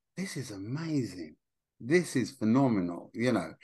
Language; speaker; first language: English; native; English